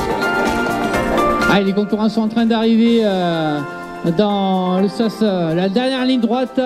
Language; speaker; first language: French; native; French